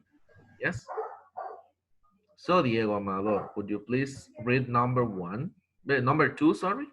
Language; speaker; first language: English; non-native, fluent; Spanish